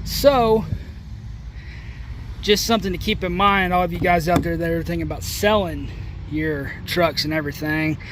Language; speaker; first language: English; native; English